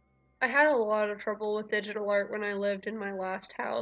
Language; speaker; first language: English; native; English